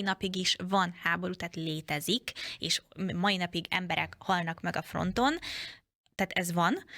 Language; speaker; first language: Hungarian; native; Hungarian